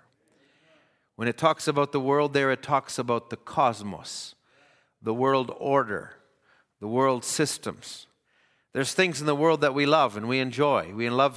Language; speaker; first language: English; native; English